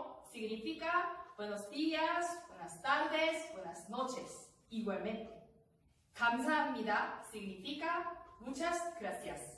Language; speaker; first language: Spanish; non-native, learner; Korean